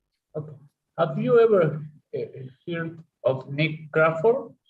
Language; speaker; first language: English; non-native, learner; Spanish